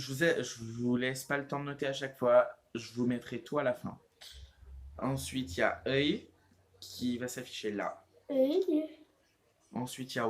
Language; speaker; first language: French; native; French